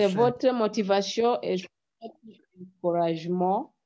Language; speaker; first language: French; non-native, learner; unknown